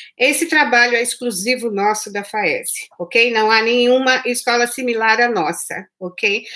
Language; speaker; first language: Portuguese; native; Portuguese